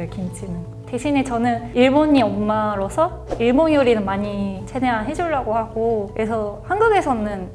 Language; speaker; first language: Korean; non-native, fluent; Japanese